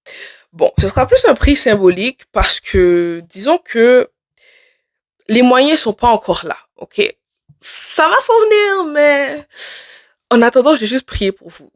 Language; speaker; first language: French; native; French